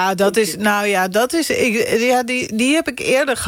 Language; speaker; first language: Dutch; native; Dutch